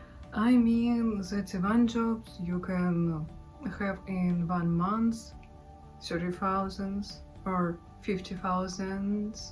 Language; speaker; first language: English; non-native, learner; Russian